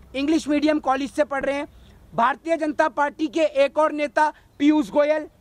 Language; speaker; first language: Hindi; native; Hindi